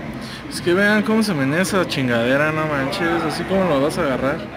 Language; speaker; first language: Spanish; native; Spanish